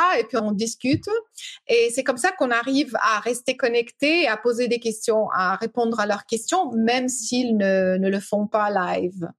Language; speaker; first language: French; early bilingual, other home language; English